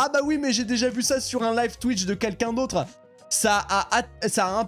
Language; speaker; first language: French; native; French